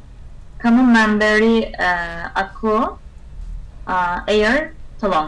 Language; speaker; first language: Indonesian; non-native, learner; Turkish